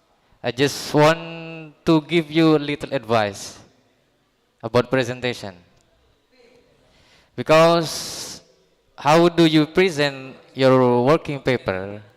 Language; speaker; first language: English; non-native, learner; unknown